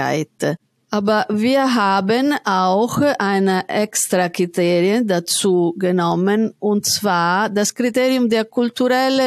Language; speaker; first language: German; non-native, fluent; Italian